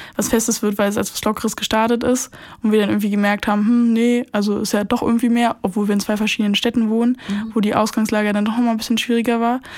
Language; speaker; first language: German; native; German